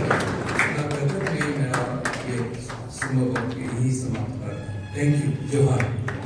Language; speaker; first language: Hindi; non-native, local second language; Bodo